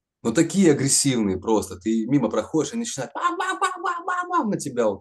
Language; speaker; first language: Russian; native; Russian